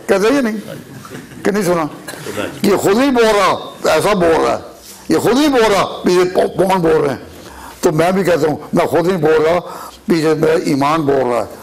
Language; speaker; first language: Urdu; non-native, local second language; Punjabi